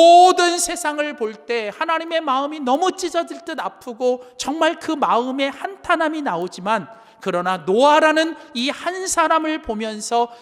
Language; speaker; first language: Korean; native; Korean